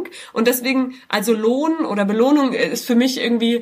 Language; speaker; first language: German; native; German